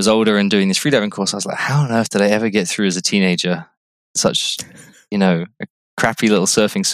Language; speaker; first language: English; native; English